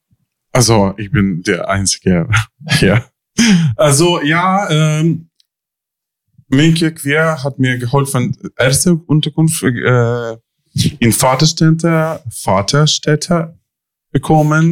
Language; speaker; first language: German; non-native, learner; Ukrainian